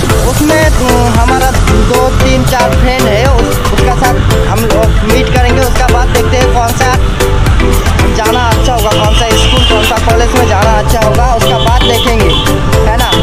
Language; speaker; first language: Hindi; non-native, local second language; Bangla